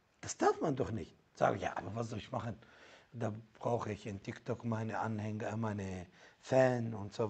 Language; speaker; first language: German; non-native, fluent; Arabic